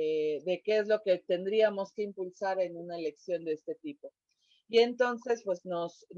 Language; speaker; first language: Spanish; native; Spanish